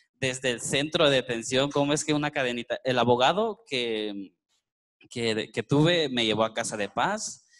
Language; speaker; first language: Spanish; native; Spanish